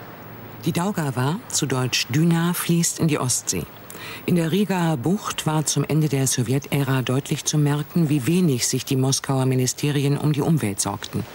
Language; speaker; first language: German; native; German